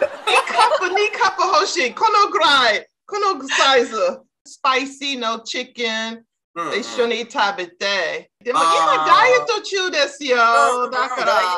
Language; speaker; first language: Japanese; non-native, learner; English